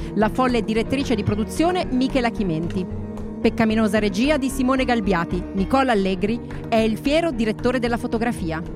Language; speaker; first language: Italian; native; Italian